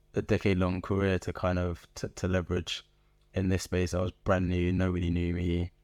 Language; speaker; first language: English; native; English